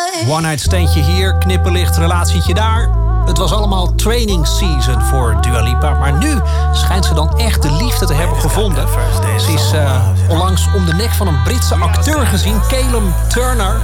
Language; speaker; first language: Dutch; native; Dutch